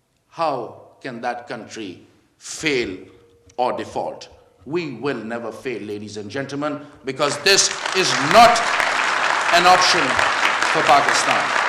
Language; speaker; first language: English; non-native, local second language; Urdu